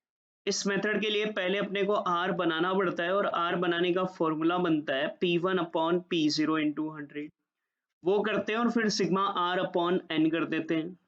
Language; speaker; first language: Hindi; native; Hindi